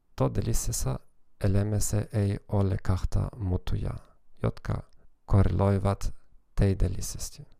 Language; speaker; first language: Finnish; non-native, learner; German